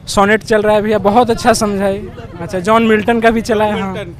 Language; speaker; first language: Hindi; native; Hindi